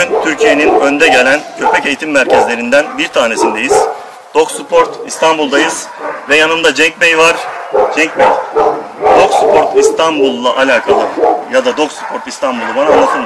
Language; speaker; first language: Turkish; native; Turkish